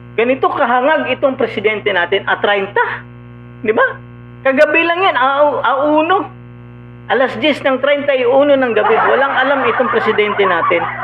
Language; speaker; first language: Filipino; non-native, local second language; Cebuano